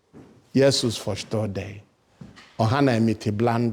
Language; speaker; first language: Swedish; non-native, fluent; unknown